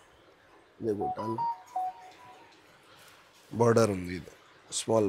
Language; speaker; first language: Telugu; non-native, local second language; Hindi